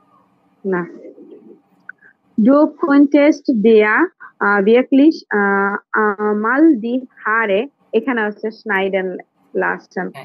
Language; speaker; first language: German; non-native, learner; Bangla